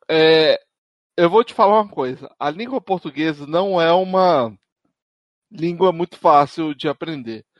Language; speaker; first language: Portuguese; native; Portuguese